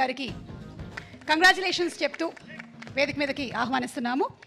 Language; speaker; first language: Telugu; native; Telugu